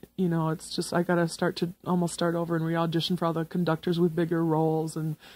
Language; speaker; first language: English; native; English